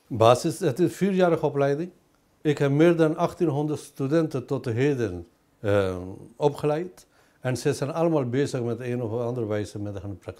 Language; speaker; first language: Dutch; non-native, fluent; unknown